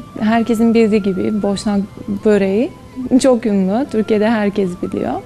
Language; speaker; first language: Turkish; non-native, fluent; Bosnian